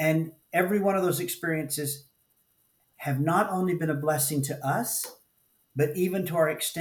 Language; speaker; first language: English; native; English